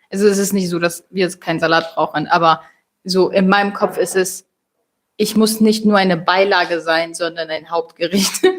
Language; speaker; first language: German; non-native, fluent; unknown